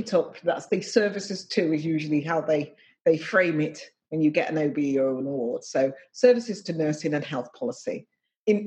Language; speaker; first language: English; native; English